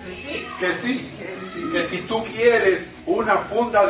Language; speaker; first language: Spanish; non-native, fluent; English